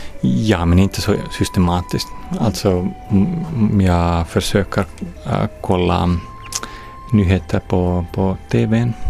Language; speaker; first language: Swedish; non-native, fluent; Finnish